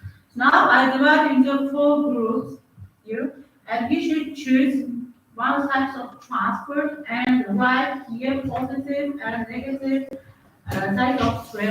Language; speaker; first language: English; non-native, fluent; Uzbek